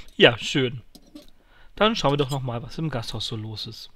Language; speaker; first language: German; native; German